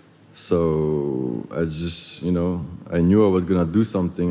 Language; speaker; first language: English; non-native, fluent; French